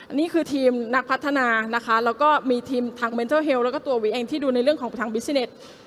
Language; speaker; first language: Thai; native; Thai